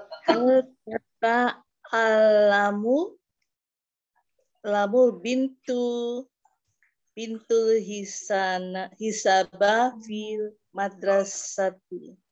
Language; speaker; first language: Arabic; non-native, learner; Indonesian